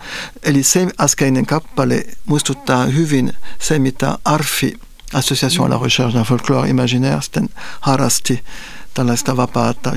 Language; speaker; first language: Finnish; non-native, fluent; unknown